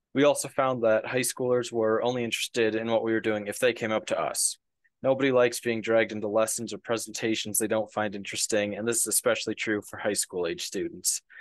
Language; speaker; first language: English; native; English